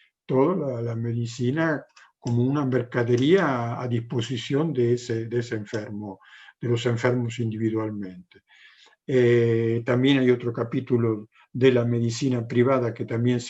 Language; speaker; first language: Spanish; non-native, fluent; Italian